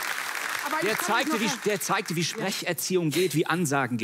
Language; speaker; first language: German; native; German